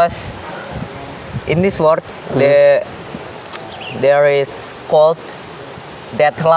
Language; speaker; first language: English; non-native, learner; Indonesian